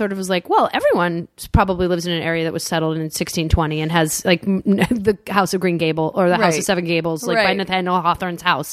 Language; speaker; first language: English; native; English